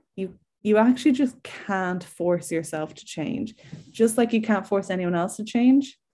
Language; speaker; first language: English; native; English